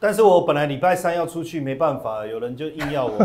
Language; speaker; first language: Chinese; native; Chinese